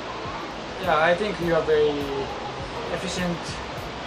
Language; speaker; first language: English; non-native, learner; Japanese